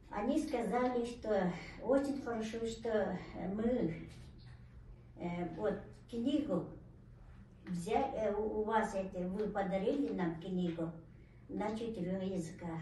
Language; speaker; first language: Russian; non-native, local second language; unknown